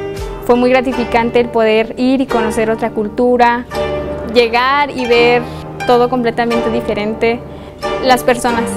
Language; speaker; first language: Spanish; native; Spanish